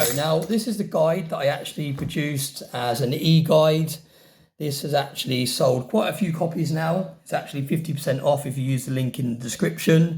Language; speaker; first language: English; native; English